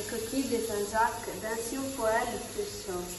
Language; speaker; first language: French; non-native, learner; Italian